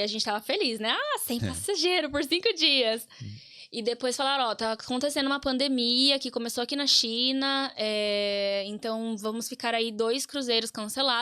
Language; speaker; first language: Portuguese; native; Portuguese